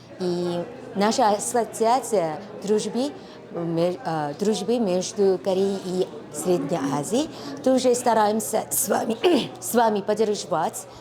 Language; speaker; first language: Russian; non-native, learner; Korean